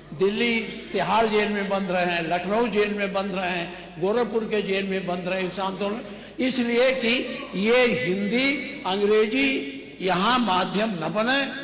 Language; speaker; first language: Hindi; native; Hindi